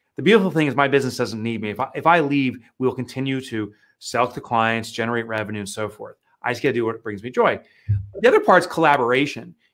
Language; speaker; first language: English; native; English